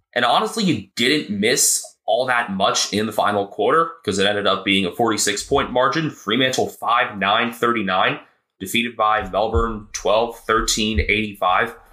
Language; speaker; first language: English; native; English